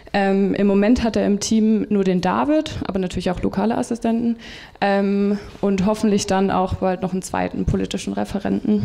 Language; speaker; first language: German; native; German